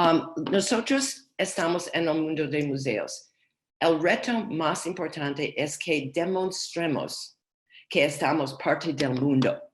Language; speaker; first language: Spanish; non-native, learner; English